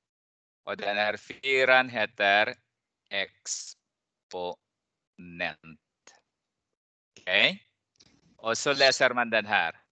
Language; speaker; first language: Swedish; non-native, fluent; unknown